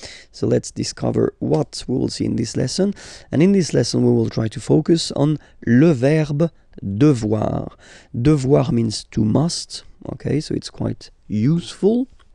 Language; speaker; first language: English; non-native, fluent; French